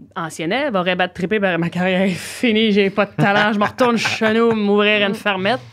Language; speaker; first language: French; native; French